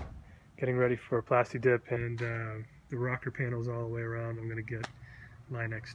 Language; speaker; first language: English; native; English